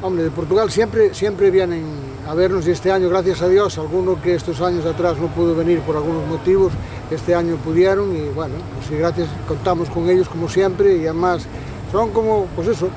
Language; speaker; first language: Spanish; native; Spanish